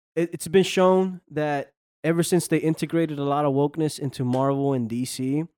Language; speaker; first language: English; native; English